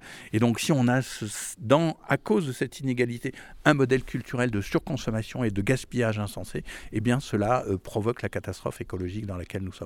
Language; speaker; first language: French; native; French